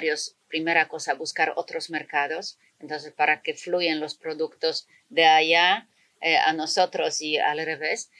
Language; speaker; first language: Spanish; non-native, fluent; Polish